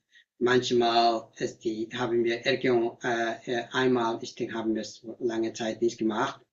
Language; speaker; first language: German; non-native, learner; Tibetan